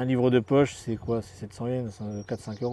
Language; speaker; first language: French; native; French